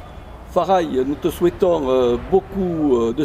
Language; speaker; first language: French; native; French